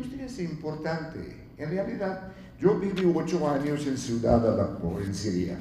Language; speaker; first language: Spanish; non-native, fluent; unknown